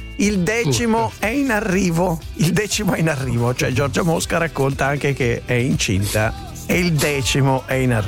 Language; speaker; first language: Italian; native; Italian